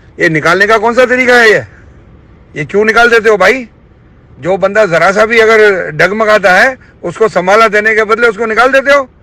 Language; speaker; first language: Urdu; native; Urdu